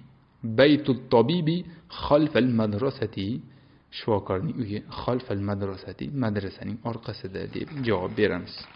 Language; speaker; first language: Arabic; non-native, fluent; Uzbek